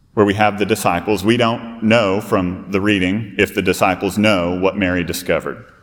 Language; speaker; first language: English; native; English